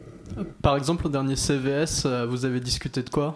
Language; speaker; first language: French; native; French